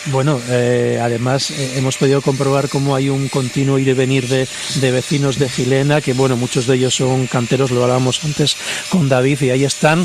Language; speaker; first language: Spanish; native; Spanish